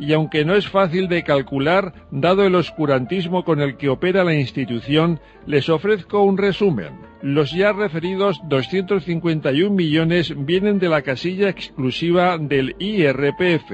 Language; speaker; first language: Spanish; native; Spanish